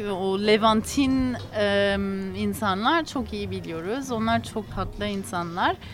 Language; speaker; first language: Turkish; non-native, learner; English